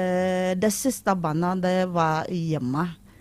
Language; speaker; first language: Norwegian; non-native, learner; Akan